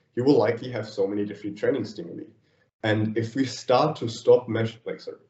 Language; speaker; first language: English; non-native, fluent; German